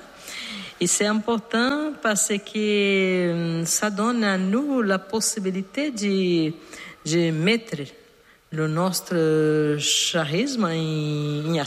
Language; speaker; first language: French; non-native, learner; Portuguese